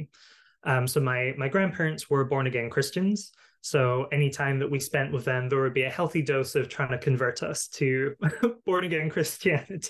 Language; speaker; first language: English; native; English